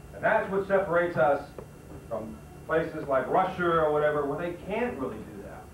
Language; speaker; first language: English; native; English